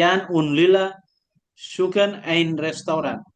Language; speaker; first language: German; non-native, learner; Indonesian